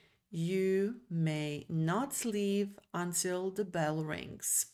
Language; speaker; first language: English; non-native, fluent; Serbian